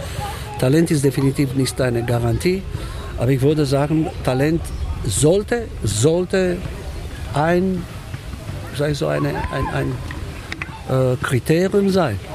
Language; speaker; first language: German; non-native, fluent; Romanian